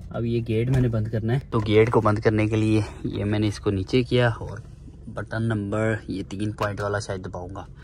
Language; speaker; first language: Urdu; non-native, local second language; Punjabi